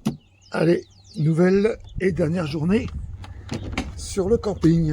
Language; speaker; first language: French; native; French